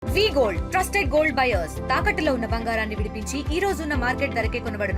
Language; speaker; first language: Telugu; native; Telugu